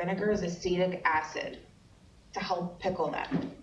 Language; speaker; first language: English; native; English